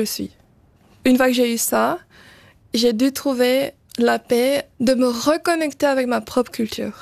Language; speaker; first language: French; early bilingual, other home language; Portuguese